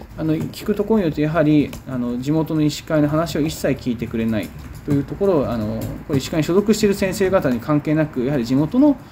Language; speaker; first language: Japanese; native; Japanese